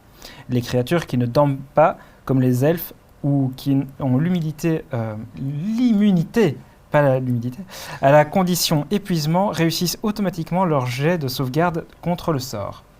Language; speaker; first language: French; native; French